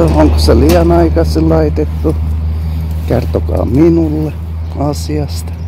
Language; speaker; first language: Finnish; non-native, fluent; Turkish